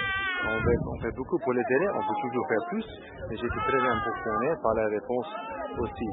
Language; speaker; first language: French; non-native, fluent; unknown